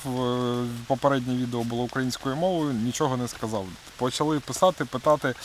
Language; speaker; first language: Ukrainian; non-native, local second language; Russian